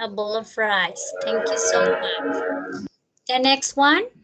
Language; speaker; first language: English; non-native, fluent; Spanish